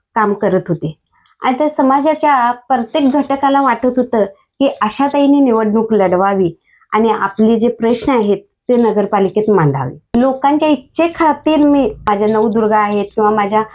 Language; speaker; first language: Marathi; native; Marathi